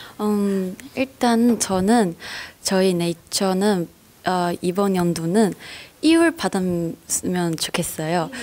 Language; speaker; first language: Korean; non-native, learner; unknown